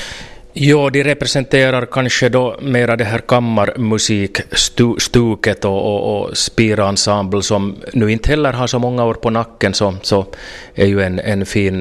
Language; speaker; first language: Swedish; native; Swedish